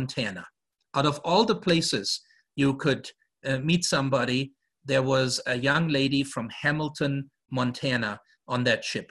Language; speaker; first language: English; non-native, fluent; German